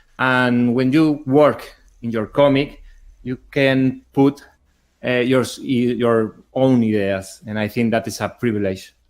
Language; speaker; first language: English; non-native, learner; Spanish